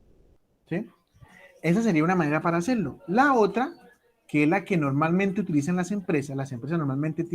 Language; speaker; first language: Spanish; native; Spanish